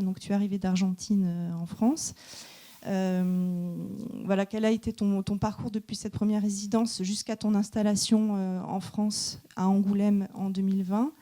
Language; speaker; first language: French; native; French